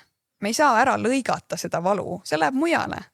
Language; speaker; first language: Estonian; native; Estonian